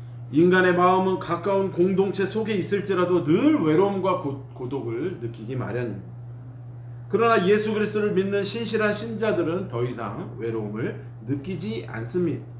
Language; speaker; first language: Korean; native; Korean